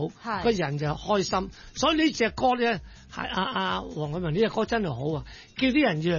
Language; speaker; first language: Cantonese; native; Cantonese